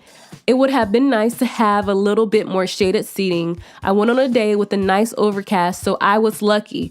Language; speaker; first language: English; native; English